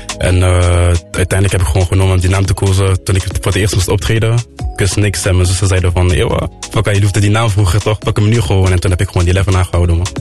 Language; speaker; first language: Dutch; non-native, local second language; French